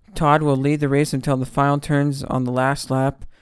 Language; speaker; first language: English; native; English